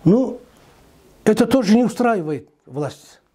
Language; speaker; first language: Russian; non-native, local second language; Kazakh